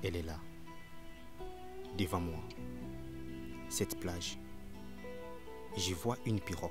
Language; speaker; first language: French; non-native, local second language; Lingala